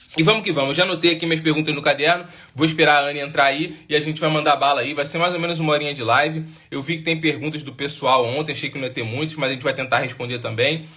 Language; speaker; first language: Portuguese; native; Portuguese